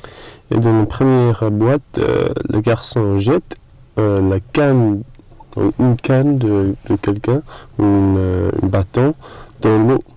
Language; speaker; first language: French; non-native, learner; English